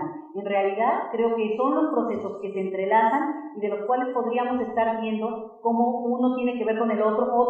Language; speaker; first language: Spanish; native; Spanish